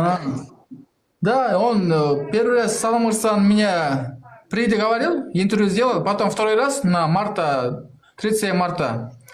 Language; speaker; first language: Russian; non-native, learner; Kyrgyz